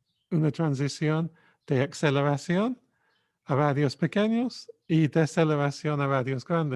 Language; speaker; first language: Spanish; non-native, fluent; English